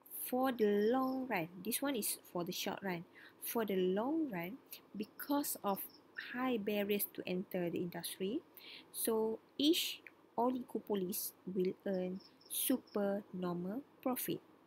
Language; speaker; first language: English; non-native, local second language; Malay